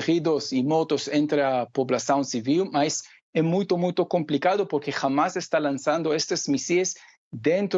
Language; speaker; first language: Portuguese; non-native, fluent; Hebrew